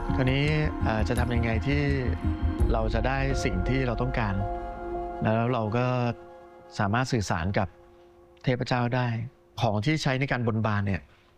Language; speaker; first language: Thai; native; Thai